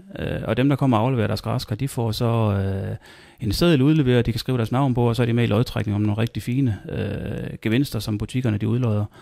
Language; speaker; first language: Danish; native; Danish